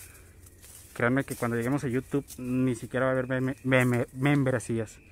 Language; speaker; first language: Spanish; native; Spanish